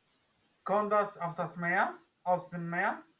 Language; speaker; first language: German; non-native, learner; Spanish